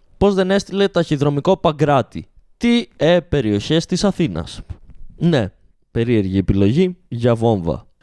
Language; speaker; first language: Greek; native; Greek